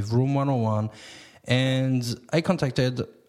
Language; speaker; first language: English; non-native, fluent; French